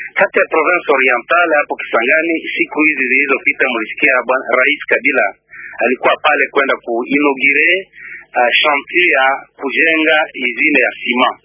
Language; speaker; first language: Swahili; non-native, local second language; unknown